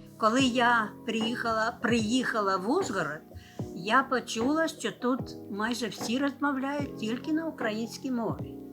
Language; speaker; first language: Ukrainian; non-native, local second language; Russian